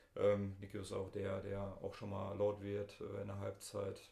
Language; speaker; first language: German; native; German